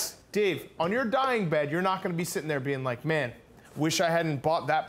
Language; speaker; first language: English; native; English